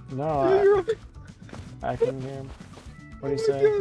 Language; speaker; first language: English; native; English